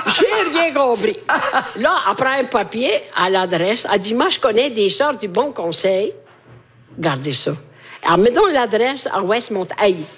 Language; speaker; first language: French; non-native, fluent; Italian